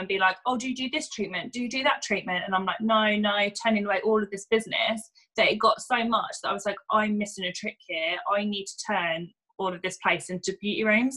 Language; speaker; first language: English; native; English